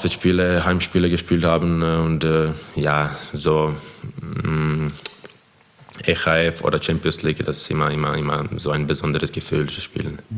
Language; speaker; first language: German; non-native, fluent; Croatian